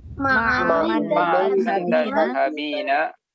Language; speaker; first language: Arabic; non-native, learner; Indonesian